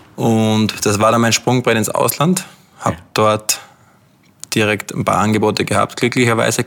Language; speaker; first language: German; native; German